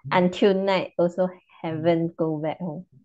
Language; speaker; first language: English; non-native, learner; Malay